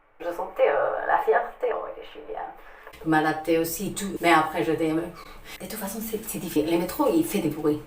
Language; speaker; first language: French; non-native, fluent; Spanish